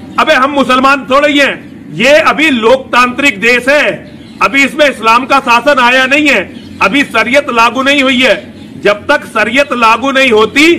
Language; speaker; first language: Hindi; native; Hindi